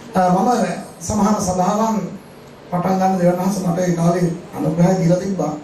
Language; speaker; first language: Sinhala; non-native, local second language; Tamil